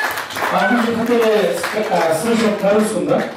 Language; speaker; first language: Russian; non-native, local second language; Kyrgyz